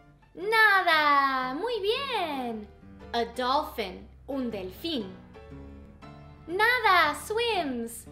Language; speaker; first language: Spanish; early bilingual, heritage; Spanish